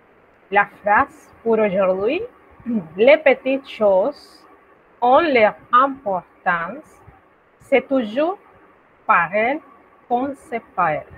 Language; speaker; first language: French; non-native, fluent; Spanish